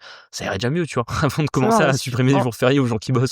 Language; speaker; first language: French; native; French